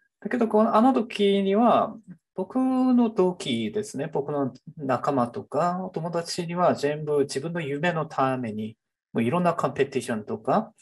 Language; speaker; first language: Japanese; non-native, fluent; Korean